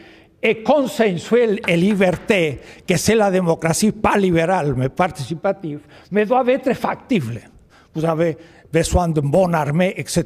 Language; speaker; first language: French; non-native, fluent; Spanish